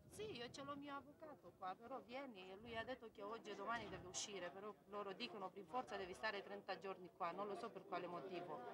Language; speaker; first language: Italian; non-native, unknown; Romanian